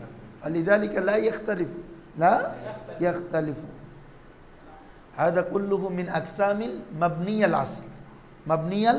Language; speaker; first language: Arabic; non-native, fluent; Bangla